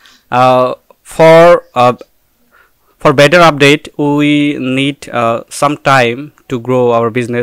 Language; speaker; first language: English; non-native, local second language; Bangla